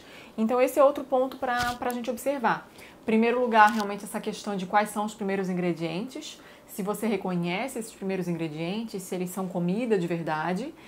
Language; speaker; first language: Portuguese; native; Portuguese